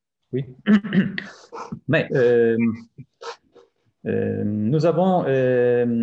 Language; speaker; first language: French; non-native, fluent; Italian